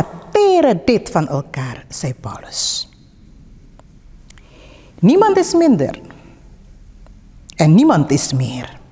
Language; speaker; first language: Dutch; non-native, fluent; Indonesian